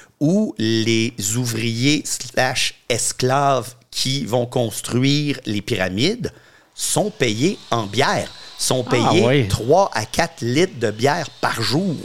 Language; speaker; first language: French; native; French